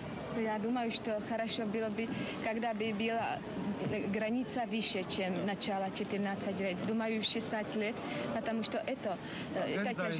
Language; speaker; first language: Russian; non-native, learner; Czech